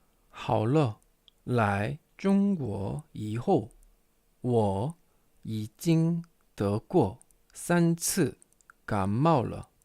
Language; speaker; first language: Chinese; non-native, fluent; Korean